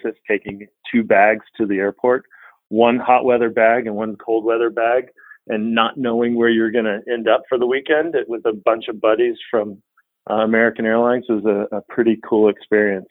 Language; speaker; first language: English; native; English